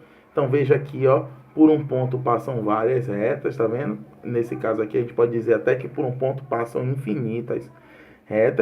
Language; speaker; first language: Portuguese; native; Portuguese